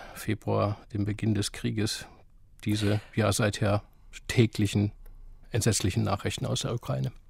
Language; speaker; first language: German; native; German